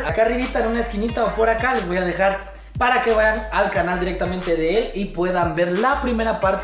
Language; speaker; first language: Spanish; native; Spanish